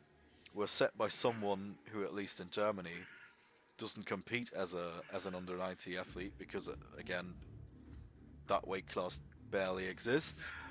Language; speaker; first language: English; non-native, fluent; German